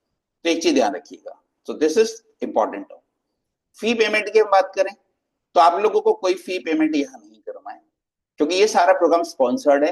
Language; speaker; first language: Hindi; native; Hindi